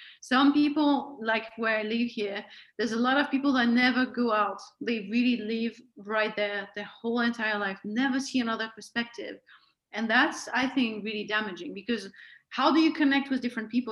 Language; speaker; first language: English; non-native, fluent; French